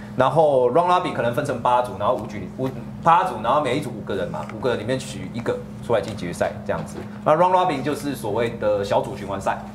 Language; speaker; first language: Chinese; native; Chinese